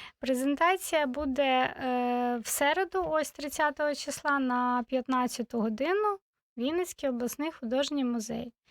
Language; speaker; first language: Ukrainian; non-native, local second language; Russian